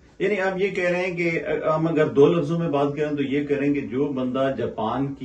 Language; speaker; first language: Hindi; native; Hindi